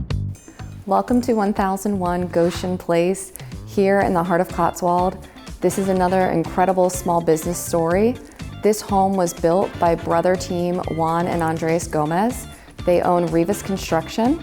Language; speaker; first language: English; native; English